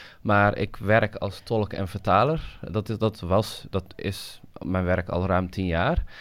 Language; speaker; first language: Dutch; early bilingual, other home language; Somali